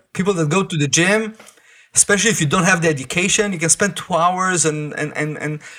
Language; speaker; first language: English; non-native, fluent; Hebrew